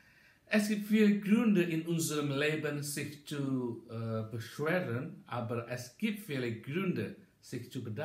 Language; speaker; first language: German; non-native, learner; Indonesian